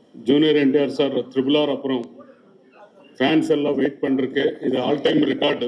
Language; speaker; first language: Tamil; non-native, learner; Telugu